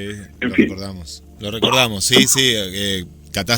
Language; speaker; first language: Spanish; native; Spanish